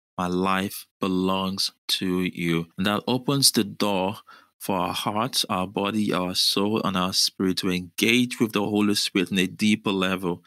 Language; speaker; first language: English; non-native, local second language; Yoruba